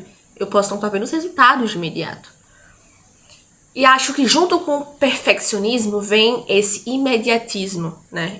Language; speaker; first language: Portuguese; native; Portuguese